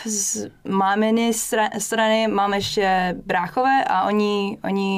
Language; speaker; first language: Czech; non-native, fluent; English